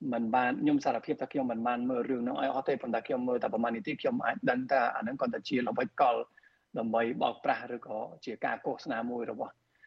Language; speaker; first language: Khmer; non-native, fluent; Spanish